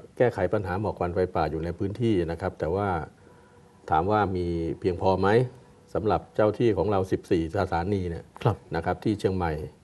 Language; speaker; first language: Thai; native; Thai